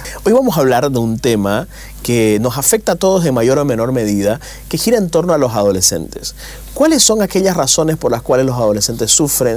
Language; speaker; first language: Spanish; native; Spanish